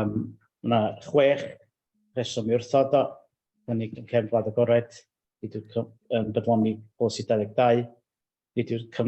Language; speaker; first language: Welsh; native; Welsh